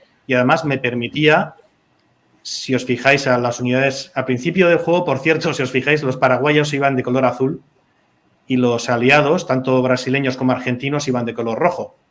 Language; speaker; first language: Spanish; native; Spanish